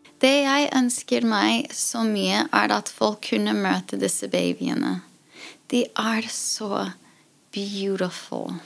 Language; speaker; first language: Norwegian; non-native, fluent; English